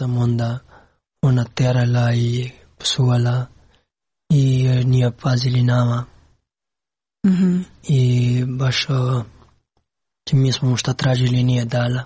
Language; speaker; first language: Serbian; non-native, learner; Pashto